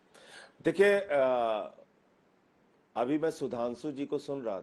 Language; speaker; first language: Hindi; native; Hindi